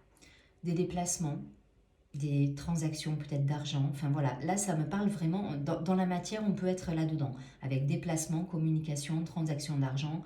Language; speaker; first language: French; native; French